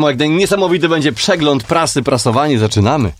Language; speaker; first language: Polish; native; Polish